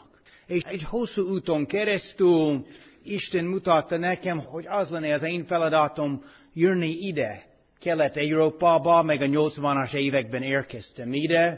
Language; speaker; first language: Hungarian; non-native, fluent; English